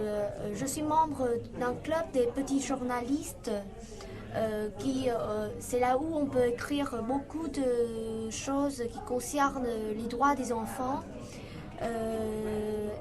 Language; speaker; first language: French; non-native, fluent; Vietnamese